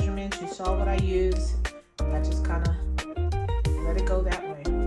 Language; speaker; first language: English; native; English